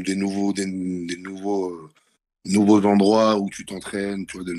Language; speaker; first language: French; native; French